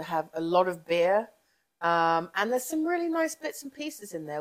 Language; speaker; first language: English; native; English